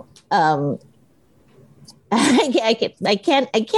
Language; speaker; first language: English; native; English